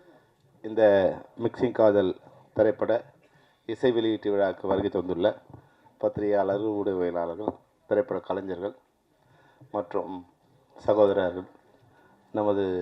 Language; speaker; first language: Tamil; native; Tamil